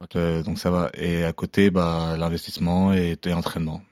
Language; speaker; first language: French; non-native, local second language; Arabic